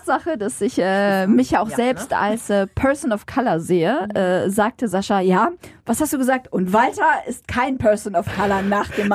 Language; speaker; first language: German; early bilingual, other home language; Arabic